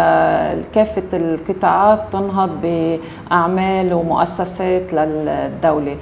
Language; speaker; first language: Arabic; native; Arabic